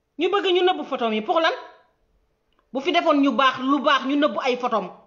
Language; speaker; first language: Wolof; native; Wolof